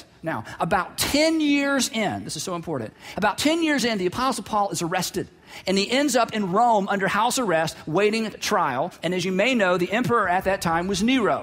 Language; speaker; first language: English; native; English